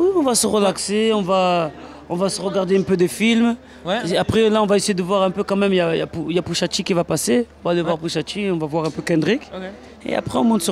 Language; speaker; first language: French; native; French